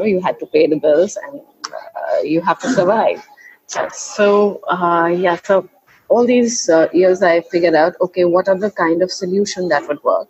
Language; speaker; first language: English; non-native, local second language; Hindi